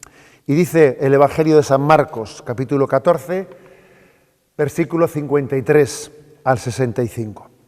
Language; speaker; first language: Spanish; native; Spanish